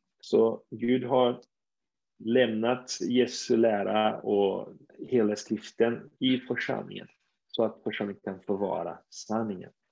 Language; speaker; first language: Swedish; non-native, fluent; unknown